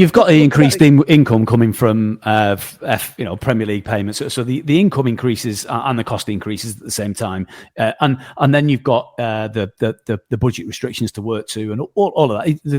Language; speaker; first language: English; native; English